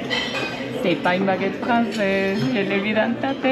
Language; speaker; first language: French; non-native, fluent; Spanish